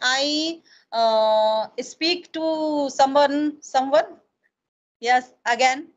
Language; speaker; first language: English; non-native, learner; Hindi